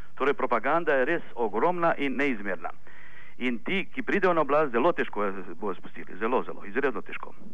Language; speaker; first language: Slovenian; non-native, fluent; Ukrainian